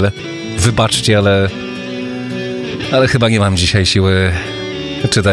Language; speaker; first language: Polish; native; Polish